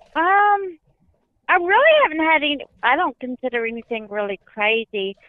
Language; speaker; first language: English; native; English